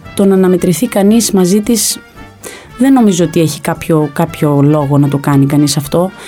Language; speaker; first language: Greek; early bilingual, heritage; Greek